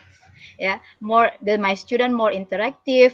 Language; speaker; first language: English; non-native, learner; Indonesian